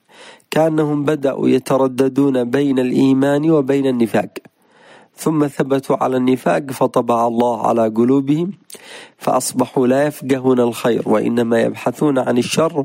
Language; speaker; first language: Arabic; native; Arabic